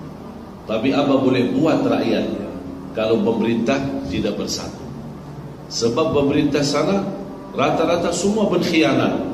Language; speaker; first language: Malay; non-native, fluent; Arabic